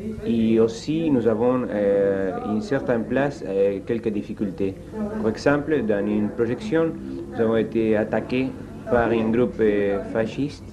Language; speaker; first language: French; non-native, fluent; Spanish